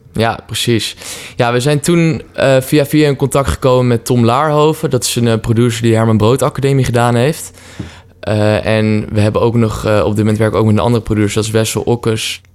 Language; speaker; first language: Dutch; native; Dutch